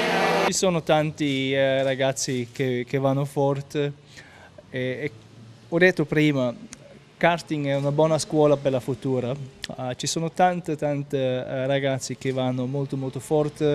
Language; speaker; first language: Italian; non-native, learner; German